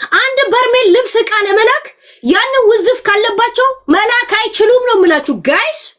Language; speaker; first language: Amharic; native; Amharic